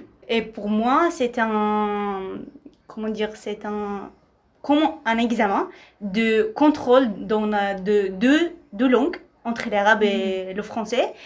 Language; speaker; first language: French; non-native, learner; Arabic